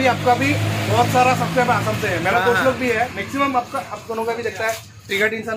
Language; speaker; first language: Hindi; non-native, local second language; Assamese